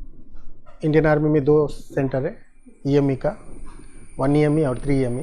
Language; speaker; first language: Hindi; non-native, local second language; Tulu